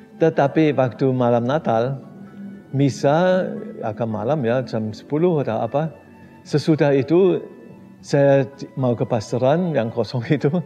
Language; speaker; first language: Indonesian; non-native, fluent; German